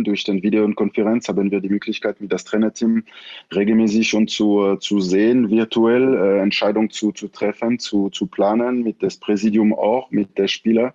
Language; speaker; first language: German; non-native, fluent; French